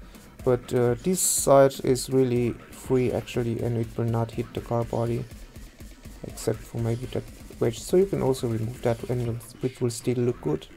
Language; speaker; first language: English; non-native, fluent; German